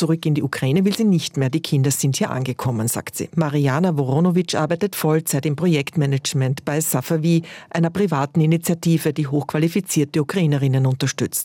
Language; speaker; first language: German; native; German